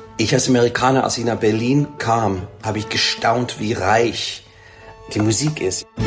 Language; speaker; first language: German; non-native, fluent; English